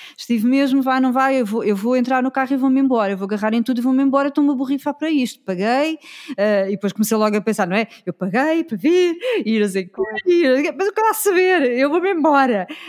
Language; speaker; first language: Portuguese; native; Portuguese